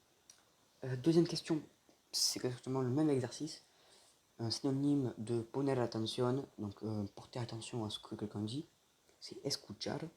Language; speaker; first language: French; native; French